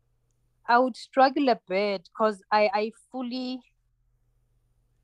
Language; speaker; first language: English; non-native, local second language; Tsonga